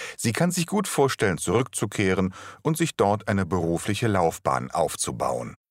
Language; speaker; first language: German; native; German